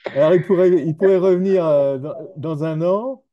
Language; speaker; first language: French; native; French